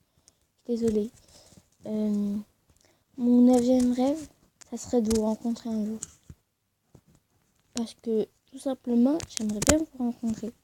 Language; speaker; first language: French; early bilingual, other home language; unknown